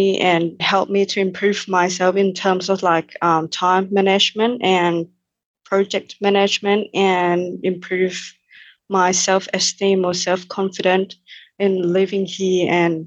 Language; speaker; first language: English; non-native, fluent; Thai